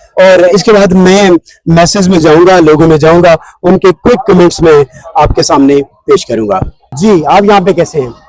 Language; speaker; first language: Urdu; native; Urdu